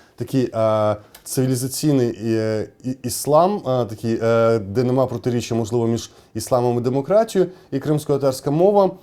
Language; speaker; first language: Ukrainian; non-native, local second language; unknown